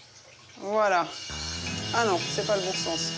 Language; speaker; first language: French; native; French